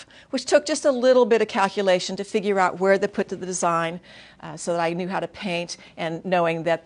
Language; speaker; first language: English; native; English